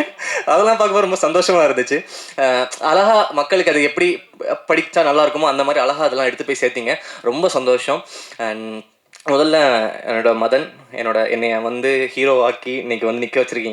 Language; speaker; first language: Tamil; native; Tamil